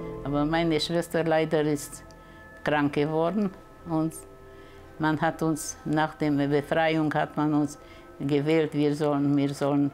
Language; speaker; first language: German; early bilingual, heritage; German